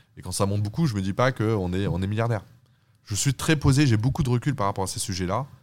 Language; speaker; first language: French; early bilingual, other home language; Turkish